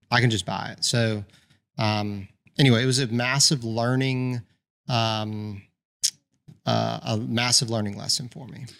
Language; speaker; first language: English; native; English